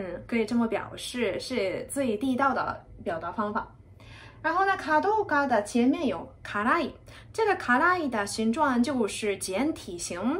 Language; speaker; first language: Chinese; non-native, fluent; Japanese